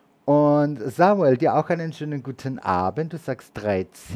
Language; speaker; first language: German; native; German